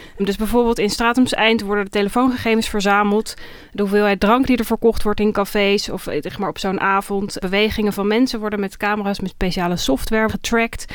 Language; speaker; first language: Dutch; native; Dutch